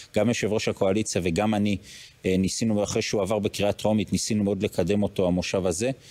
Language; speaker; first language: Hebrew; native; Hebrew